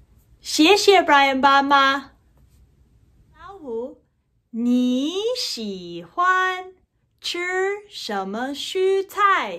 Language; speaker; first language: Chinese; non-native, fluent; English